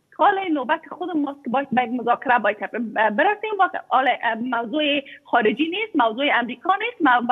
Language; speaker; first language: Persian; native; Persian